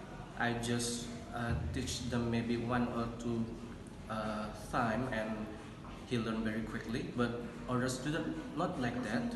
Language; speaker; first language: English; non-native, learner; Indonesian